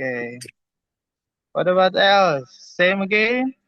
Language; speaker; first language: English; non-native, learner; Indonesian